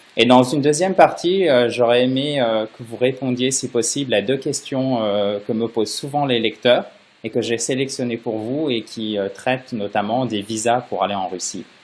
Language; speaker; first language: French; native; French